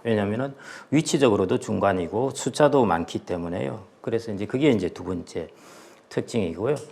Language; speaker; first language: Korean; native; Korean